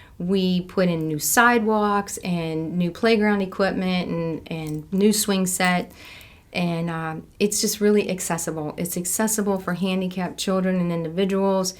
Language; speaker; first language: English; native; English